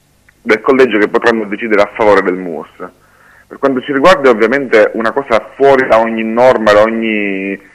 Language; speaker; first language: Italian; native; Italian